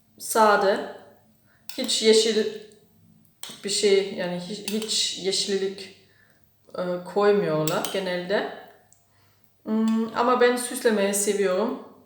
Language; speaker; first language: Turkish; non-native, fluent; German